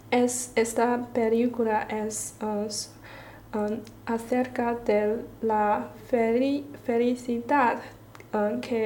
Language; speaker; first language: Spanish; non-native, learner; Chinese